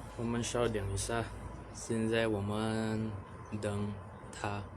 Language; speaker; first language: Chinese; non-native, learner; Indonesian